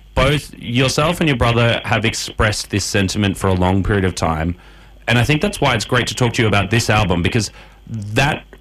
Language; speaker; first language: English; native; English